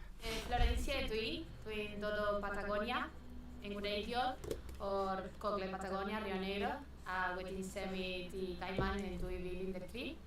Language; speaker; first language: Welsh; non-native, learner; Spanish